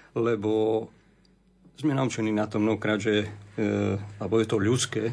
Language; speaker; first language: Slovak; native; Slovak